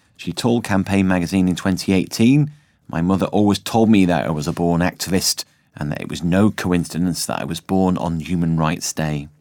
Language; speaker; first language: English; native; English